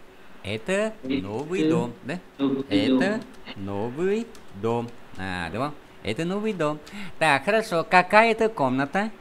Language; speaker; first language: Russian; non-native, fluent; Vietnamese